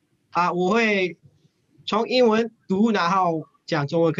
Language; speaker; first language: Chinese; early bilingual, heritage; English